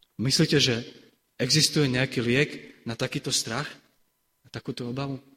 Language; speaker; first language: Slovak; native; Slovak